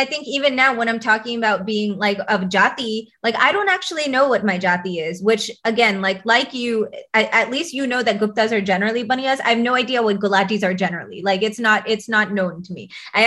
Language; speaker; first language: English; native; English